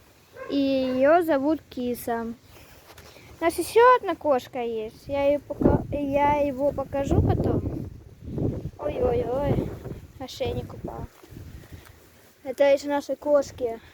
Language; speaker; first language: Russian; early bilingual, heritage; Russian